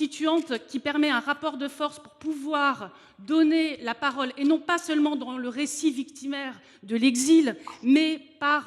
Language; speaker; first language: French; native; French